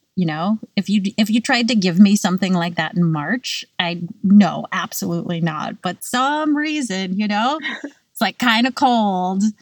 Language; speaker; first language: English; native; English